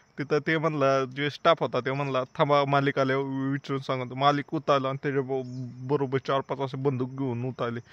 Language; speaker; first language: Marathi; native; Marathi